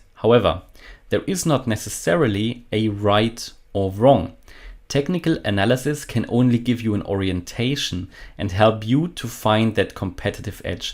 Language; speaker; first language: English; non-native, fluent; German